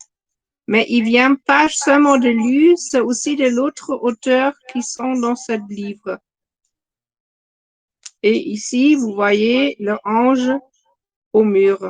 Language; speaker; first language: French; non-native, fluent; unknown